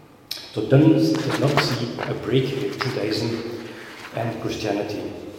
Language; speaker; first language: English; non-native, fluent; Dutch